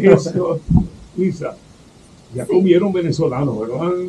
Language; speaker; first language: Spanish; native; Spanish